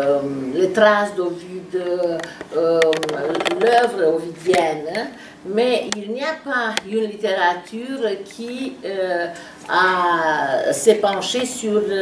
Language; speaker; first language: French; non-native, fluent; Romanian